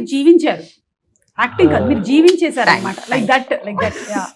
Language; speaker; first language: Telugu; native; Telugu